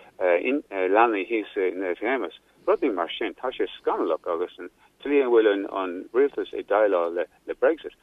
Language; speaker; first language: Irish; non-native, local second language; English